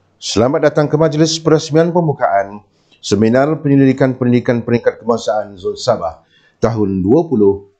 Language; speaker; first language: Malay; native; Malay